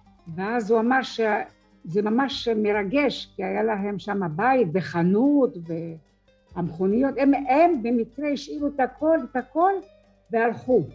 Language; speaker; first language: Hebrew; early bilingual, other home language; French